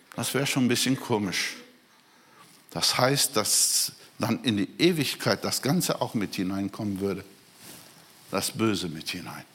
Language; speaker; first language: German; non-native, fluent; Portuguese